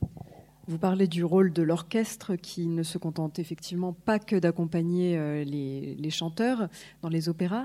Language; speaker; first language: French; native; French